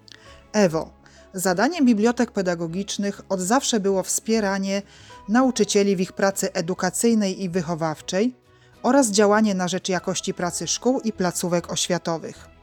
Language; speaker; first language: Polish; native; Polish